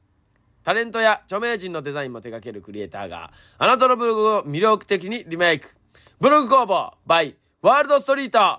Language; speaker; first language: Japanese; native; Japanese